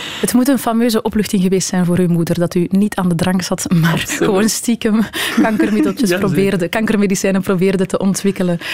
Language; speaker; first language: Dutch; native; Dutch